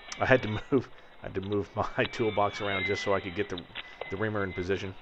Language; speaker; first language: English; native; English